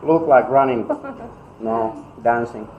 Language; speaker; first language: English; non-native, learner; Finnish